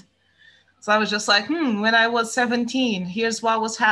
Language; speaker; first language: English; non-native, fluent; Portuguese